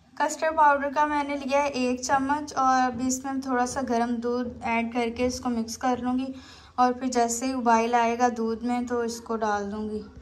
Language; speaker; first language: Urdu; native; Urdu